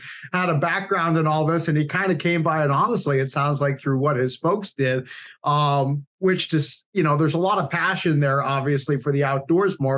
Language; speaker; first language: English; native; English